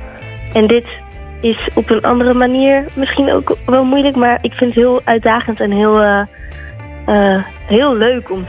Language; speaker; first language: Dutch; native; Dutch